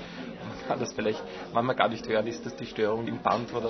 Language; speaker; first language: German; native; German